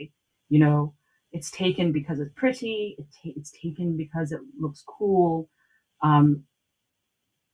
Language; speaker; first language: English; non-native, local second language; Cantonese